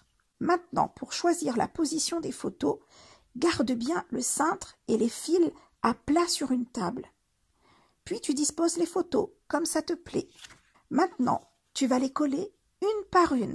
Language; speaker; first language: French; native; French